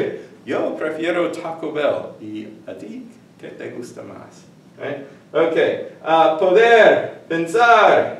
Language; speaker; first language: Spanish; non-native, fluent; English